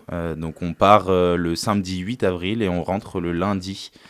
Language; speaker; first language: French; native; French